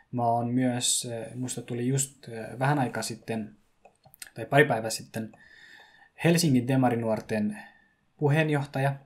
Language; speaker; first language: Finnish; early bilingual, other home language; Persian